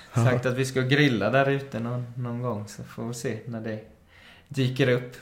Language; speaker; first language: Swedish; early bilingual, other home language; Spanish